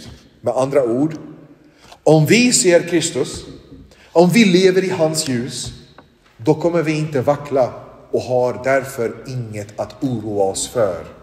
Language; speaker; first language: Swedish; non-native, local second language; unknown